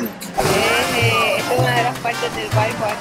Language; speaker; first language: Spanish; native; Spanish